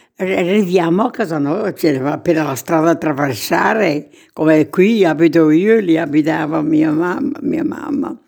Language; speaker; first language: Italian; native; Italian